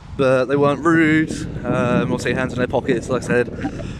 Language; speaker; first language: English; native; English